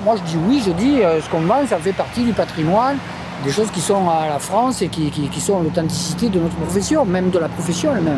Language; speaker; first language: French; native; French